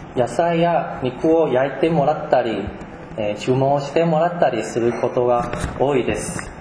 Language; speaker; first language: Japanese; non-native, fluent; Chinese